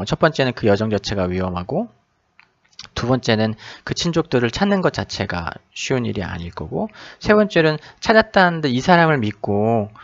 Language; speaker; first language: Korean; native; Korean